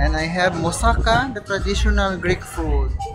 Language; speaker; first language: English; non-native, local second language; Filipino